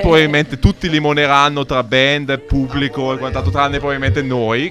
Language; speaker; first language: Italian; native; Italian